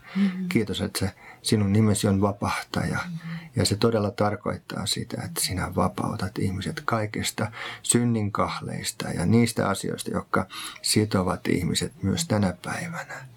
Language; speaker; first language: Finnish; native; Finnish